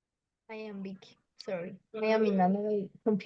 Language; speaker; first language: English; non-native, learner; Spanish